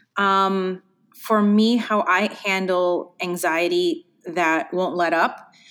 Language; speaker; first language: English; native; English